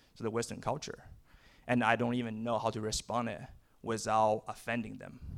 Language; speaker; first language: English; non-native, fluent; Chinese